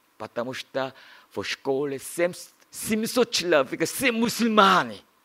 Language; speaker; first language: Russian; non-native, learner; Korean